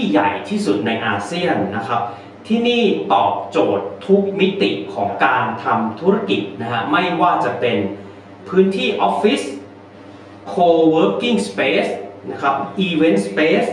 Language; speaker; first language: Thai; native; Thai